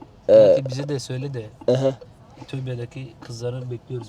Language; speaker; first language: Turkish; early bilingual, other home language; Somali